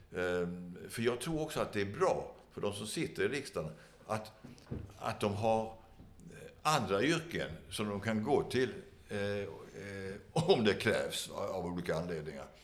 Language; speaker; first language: Swedish; native; Swedish